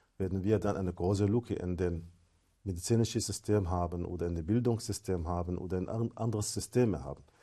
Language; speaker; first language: German; non-native, fluent; Arabic